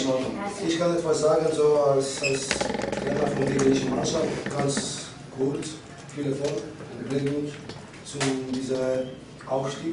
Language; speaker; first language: German; non-native, learner; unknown